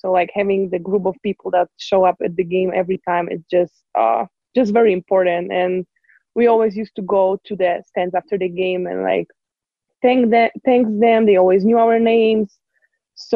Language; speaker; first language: English; non-native, fluent; Polish